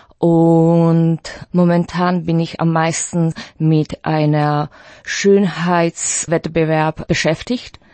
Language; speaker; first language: German; non-native, fluent; Slovak